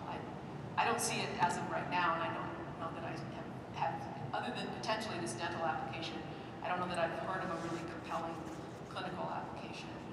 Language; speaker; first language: English; native; English